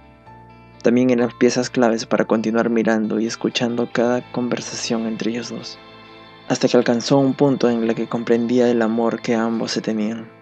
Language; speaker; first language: Spanish; native; Spanish